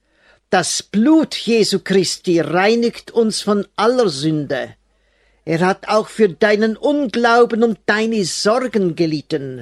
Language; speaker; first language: German; native; German